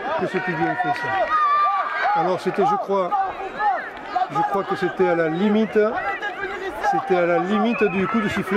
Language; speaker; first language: French; native; French